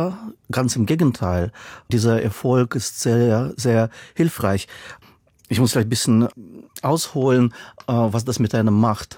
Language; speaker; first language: German; non-native, fluent; Russian